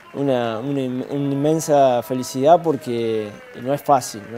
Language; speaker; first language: Spanish; native; Spanish